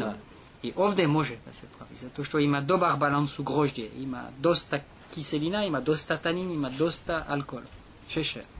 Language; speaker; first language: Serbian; non-native, learner; French